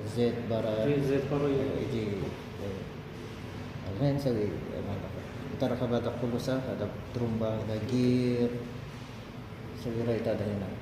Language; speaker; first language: Arabic; non-native, learner; Filipino